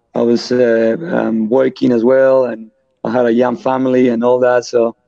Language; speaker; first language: English; non-native, fluent; Spanish